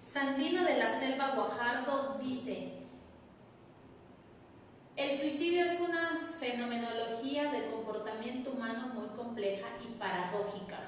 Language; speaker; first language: Spanish; native; Spanish